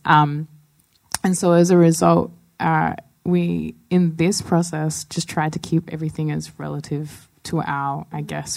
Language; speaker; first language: English; native; English